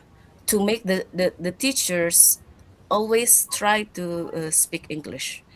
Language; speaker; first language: English; non-native, learner; Indonesian